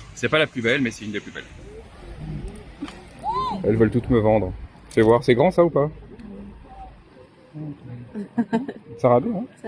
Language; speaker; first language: French; native; French